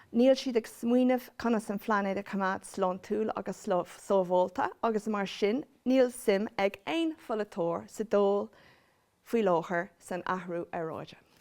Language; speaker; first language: Irish; non-native, local second language; English